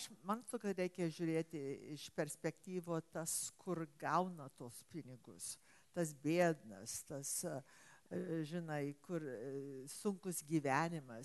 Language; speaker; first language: Lithuanian; early bilingual, heritage; English